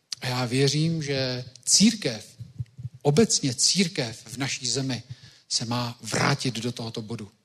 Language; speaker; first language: Czech; native; Czech